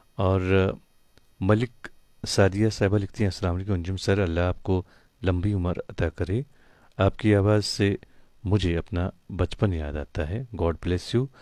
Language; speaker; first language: Hindi; non-native, local second language; Kashmiri